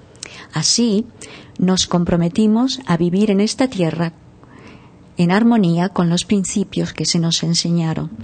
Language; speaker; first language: Spanish; native; Spanish